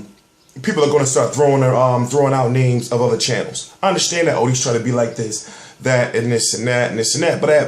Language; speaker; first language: English; native; English